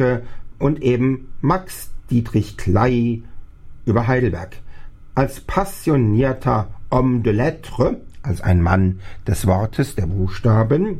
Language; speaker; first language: German; native; German